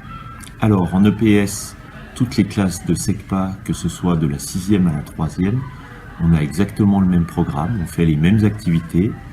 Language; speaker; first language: French; native; French